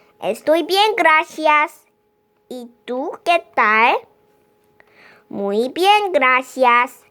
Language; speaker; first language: Spanish; non-native, learner; Korean